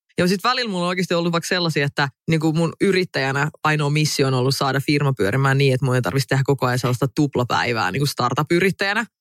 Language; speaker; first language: Finnish; early bilingual, other home language; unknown